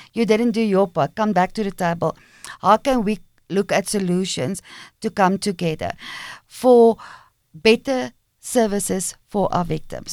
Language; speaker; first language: English; non-native, local second language; Afrikaans